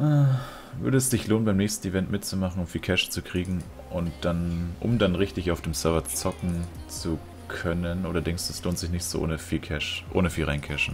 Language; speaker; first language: German; native; German